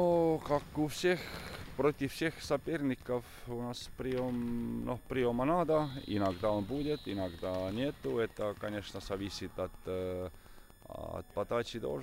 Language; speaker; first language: Russian; non-native, fluent; Estonian